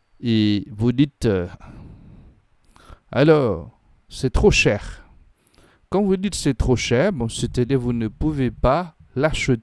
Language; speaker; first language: French; non-native, fluent; Khmer